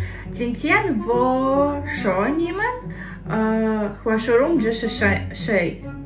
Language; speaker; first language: Chinese; non-native, learner; Russian